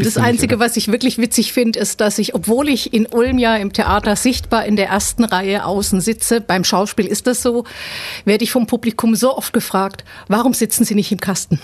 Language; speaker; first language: German; native; German